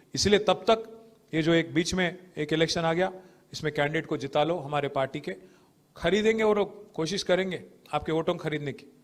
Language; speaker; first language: Hindi; non-native, local second language; Telugu